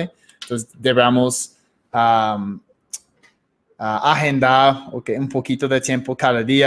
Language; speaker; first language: Spanish; non-native, fluent; English